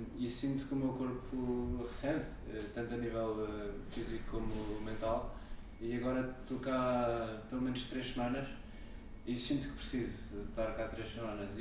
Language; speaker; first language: Portuguese; native; Portuguese